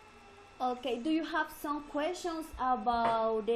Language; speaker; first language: English; non-native, learner; Spanish